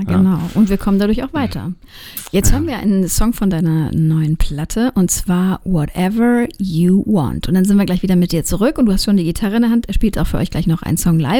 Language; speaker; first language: German; native; German